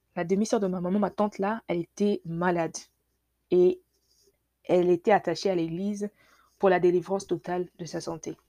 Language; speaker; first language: French; non-native, local second language; Lingala